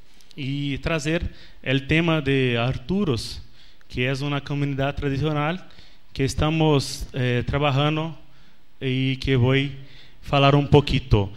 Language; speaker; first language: Spanish; non-native, learner; Portuguese